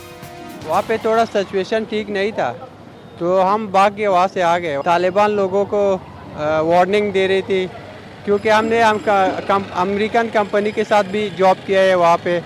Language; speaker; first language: Hindi; non-native, fluent; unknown